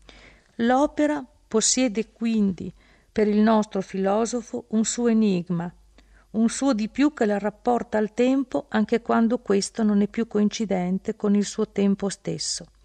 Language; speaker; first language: Italian; native; Italian